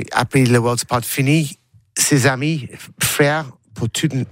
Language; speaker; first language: French; non-native, learner; English